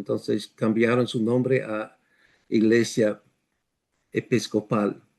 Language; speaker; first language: Spanish; non-native, fluent; English